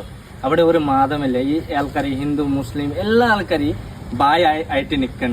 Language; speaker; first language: Malayalam; non-native, learner; Hindi